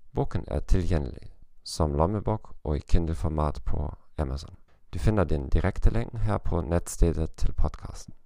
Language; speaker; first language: Norwegian; non-native, learner; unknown